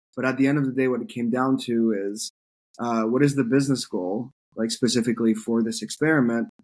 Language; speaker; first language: English; non-native, fluent; French